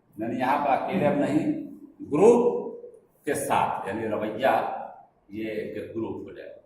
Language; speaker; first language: Urdu; native; Urdu